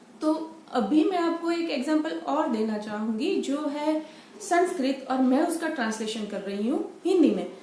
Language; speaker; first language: Hindi; non-native, local second language; Gujarati